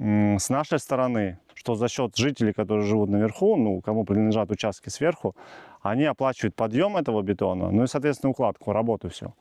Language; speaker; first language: Russian; native; Russian